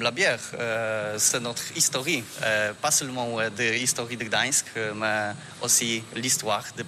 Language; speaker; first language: French; non-native, learner; Polish